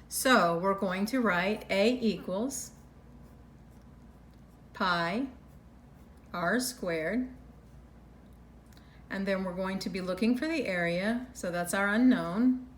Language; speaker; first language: English; native; English